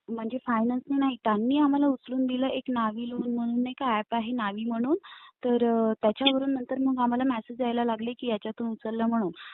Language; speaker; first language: Marathi; native; Marathi